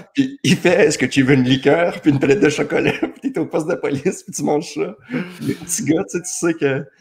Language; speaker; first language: French; native; French